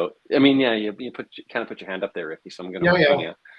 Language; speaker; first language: English; native; English